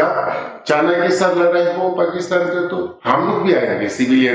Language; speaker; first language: Hindi; non-native, local second language; Ladakhi